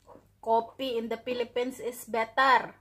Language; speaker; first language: English; non-native, local second language; Filipino